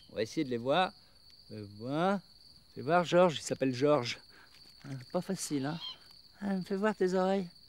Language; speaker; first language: French; native; French